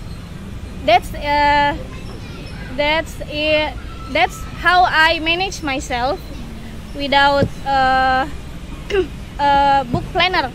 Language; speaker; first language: English; non-native, learner; Indonesian